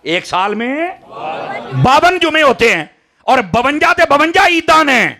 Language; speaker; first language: Urdu; non-native, local second language; Punjabi